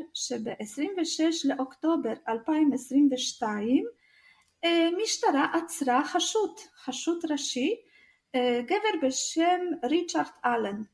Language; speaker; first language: Hebrew; non-native, fluent; Russian